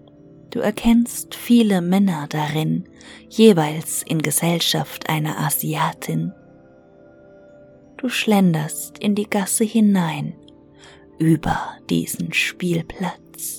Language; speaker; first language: German; native; German